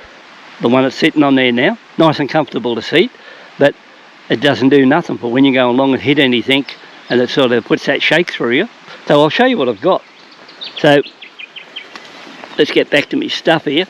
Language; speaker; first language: English; native; English